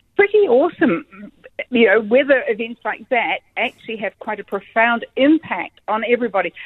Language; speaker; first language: English; native; English